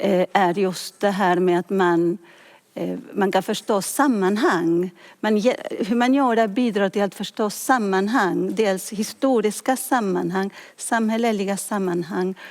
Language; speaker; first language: Swedish; non-native, fluent; Spanish